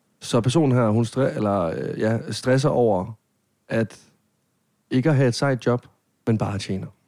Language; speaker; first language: Danish; native; Danish